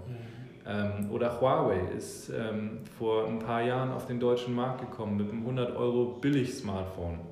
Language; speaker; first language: German; early bilingual, other home language; English